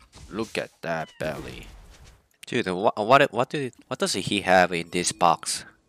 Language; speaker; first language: English; non-native, fluent; Korean